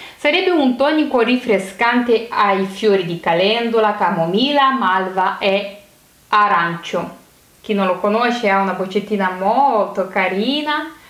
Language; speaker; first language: Italian; non-native, fluent; Romanian